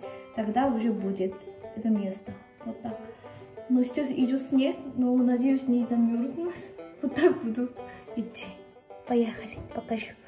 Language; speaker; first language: Russian; non-native, learner; Korean